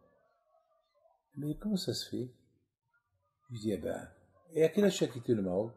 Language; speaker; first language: French; non-native, local second language; Arabic